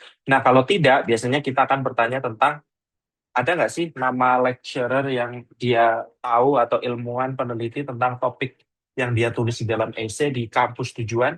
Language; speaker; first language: Indonesian; native; Indonesian